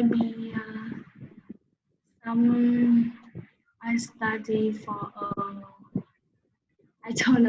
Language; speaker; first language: English; non-native, learner; Vietnamese